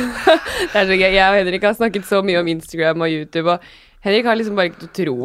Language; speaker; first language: Norwegian; native; Norwegian